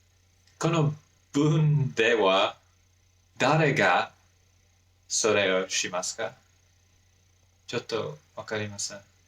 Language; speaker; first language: Japanese; non-native, learner; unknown